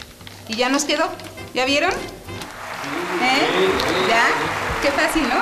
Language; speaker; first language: Spanish; native; Spanish